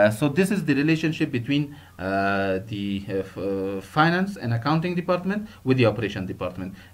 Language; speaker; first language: English; non-native, fluent; Persian